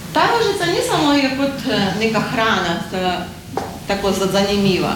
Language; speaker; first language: Slovenian; non-native, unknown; Ukrainian